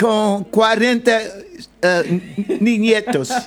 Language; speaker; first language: Spanish; non-native, learner; English